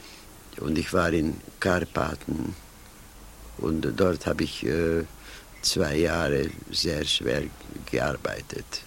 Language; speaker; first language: German; non-native, fluent; Hungarian